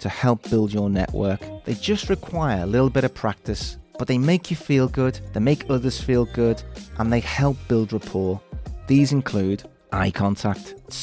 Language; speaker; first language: English; native; English